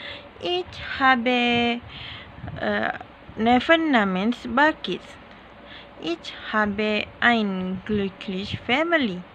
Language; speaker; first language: German; non-native, learner; Malay